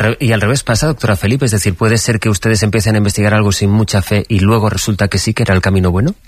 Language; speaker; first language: Spanish; native; Spanish